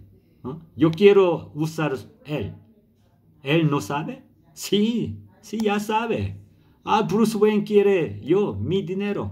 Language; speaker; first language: Spanish; non-native, learner; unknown